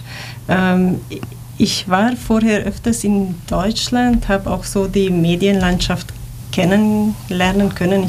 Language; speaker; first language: German; non-native, fluent; Romanian